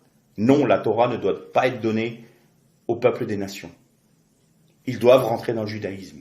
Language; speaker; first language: French; native; French